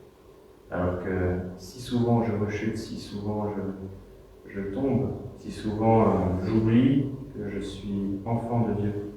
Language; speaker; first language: French; native; French